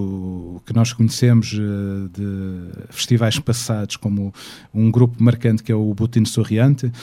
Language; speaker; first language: Portuguese; native; Portuguese